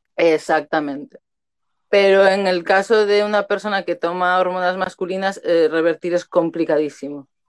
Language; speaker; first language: Spanish; native; Spanish